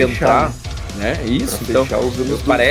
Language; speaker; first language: Portuguese; native; Portuguese